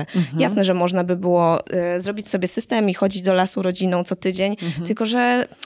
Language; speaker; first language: Polish; native; Polish